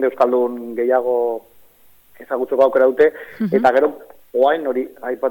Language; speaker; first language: Basque; native; Basque